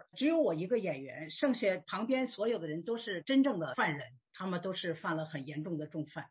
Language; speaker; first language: Chinese; native; Chinese